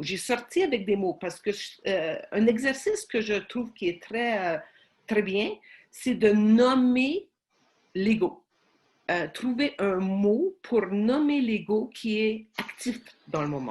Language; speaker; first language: French; non-native, fluent; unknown